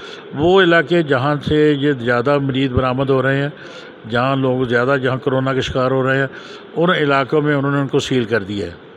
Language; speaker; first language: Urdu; non-native, local second language; Punjabi